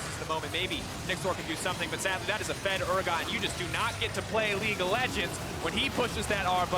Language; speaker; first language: English; native; English